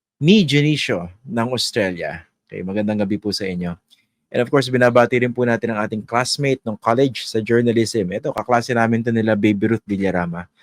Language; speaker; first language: Filipino; native; Filipino